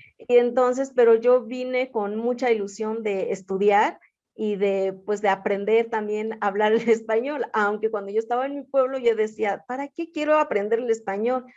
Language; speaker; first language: Spanish; non-native, local second language; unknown